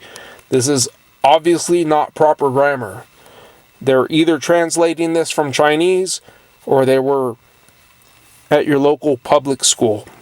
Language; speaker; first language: English; native; English